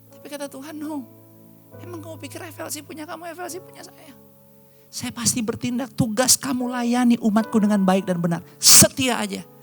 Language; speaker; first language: Indonesian; native; Indonesian